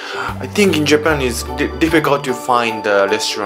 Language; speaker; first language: English; non-native, learner; Japanese